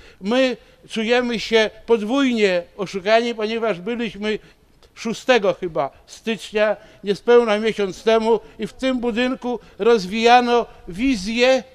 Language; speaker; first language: Polish; native; Polish